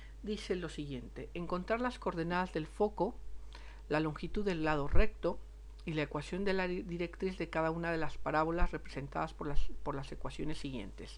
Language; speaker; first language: Spanish; native; Spanish